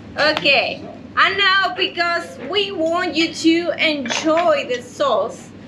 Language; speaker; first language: English; non-native, fluent; Spanish